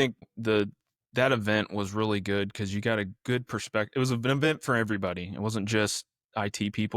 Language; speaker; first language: English; native; English